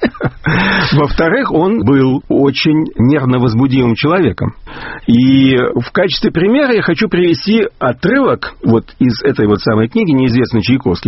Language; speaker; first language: Russian; native; Russian